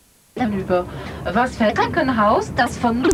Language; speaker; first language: German; non-native, fluent; French